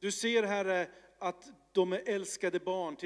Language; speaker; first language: Swedish; early bilingual, other home language; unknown